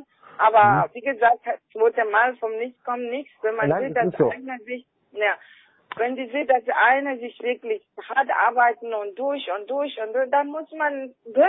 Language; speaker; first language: German; non-native, fluent; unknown